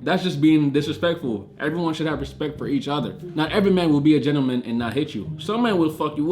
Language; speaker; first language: English; native; English